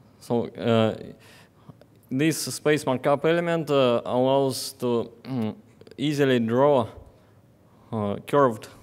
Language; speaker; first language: English; non-native, fluent; Russian